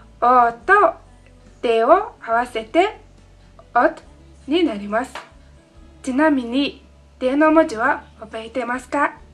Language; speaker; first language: Japanese; non-native, fluent; Mongolian